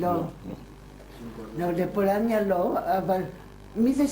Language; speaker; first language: Hebrew; non-native, fluent; German